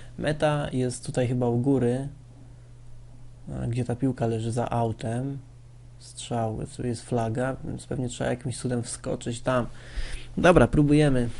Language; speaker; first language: Polish; native; Polish